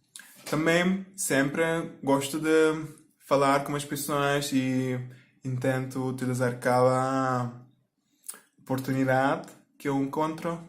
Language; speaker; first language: Portuguese; non-native, learner; Turkish